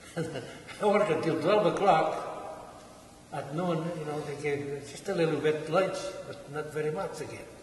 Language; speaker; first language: English; non-native, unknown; Portuguese